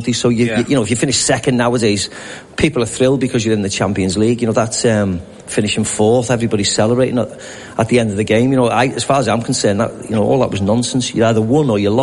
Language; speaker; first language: English; native; English